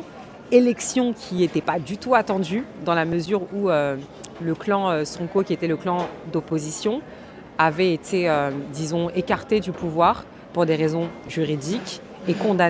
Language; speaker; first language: French; native; French